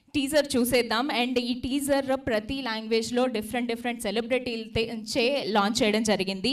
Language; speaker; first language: Telugu; native; Telugu